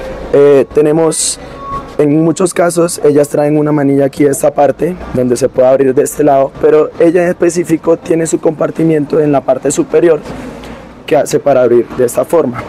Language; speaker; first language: Spanish; native; Spanish